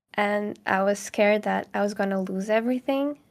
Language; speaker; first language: English; non-native, fluent; Portuguese